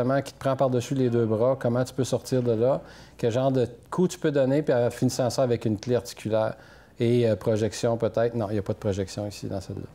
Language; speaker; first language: French; native; French